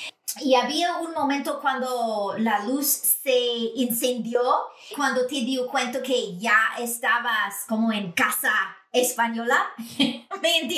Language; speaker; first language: Spanish; non-native, fluent; English